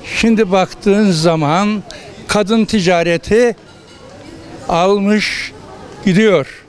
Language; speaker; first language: Turkish; native; Turkish